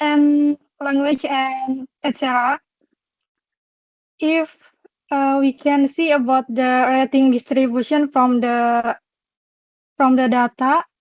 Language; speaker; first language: English; non-native, local second language; Indonesian